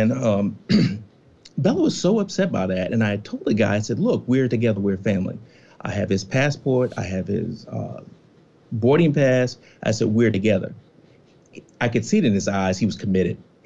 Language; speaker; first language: English; native; English